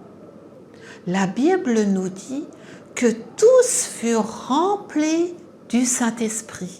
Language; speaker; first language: French; native; French